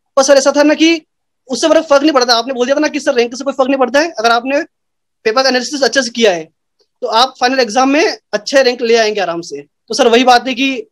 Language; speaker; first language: Hindi; native; Hindi